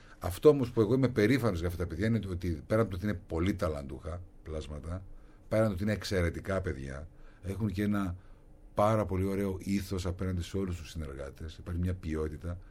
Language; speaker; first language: Greek; native; Greek